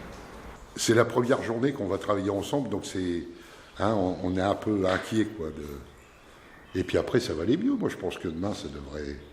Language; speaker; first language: French; native; French